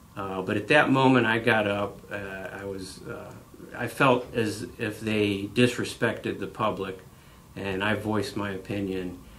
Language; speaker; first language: English; native; English